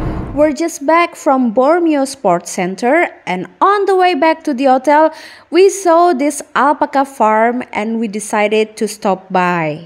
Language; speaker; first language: English; non-native, fluent; Indonesian